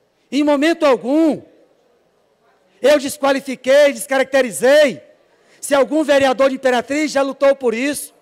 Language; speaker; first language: Portuguese; native; Portuguese